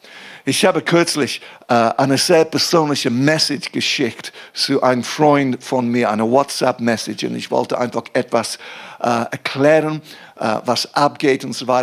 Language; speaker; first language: German; non-native, fluent; English